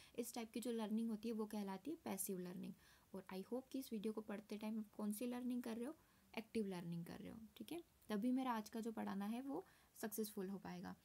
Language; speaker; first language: Hindi; native; Hindi